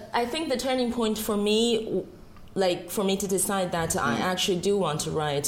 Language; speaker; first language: English; non-native, fluent; Chinese